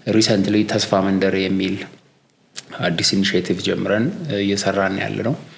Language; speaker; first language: Amharic; native; Amharic